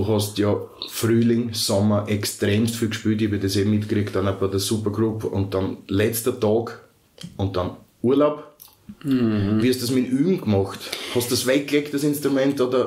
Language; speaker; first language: German; native; German